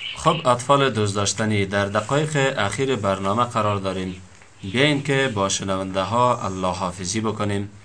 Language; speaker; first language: Persian; native; Persian